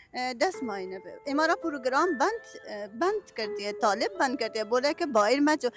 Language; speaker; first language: Hindi; non-native, learner; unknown